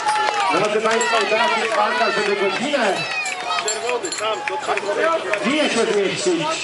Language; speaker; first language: Polish; native; Polish